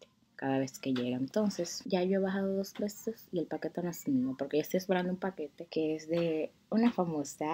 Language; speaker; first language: Spanish; native; Spanish